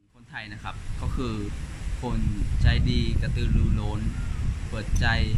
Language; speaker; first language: Thai; non-native, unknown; Vietnamese